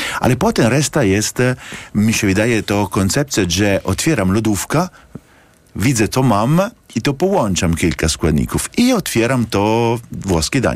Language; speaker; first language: Polish; non-native, learner; Italian